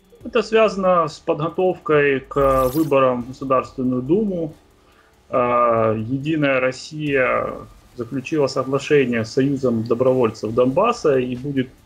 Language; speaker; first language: Russian; native; Russian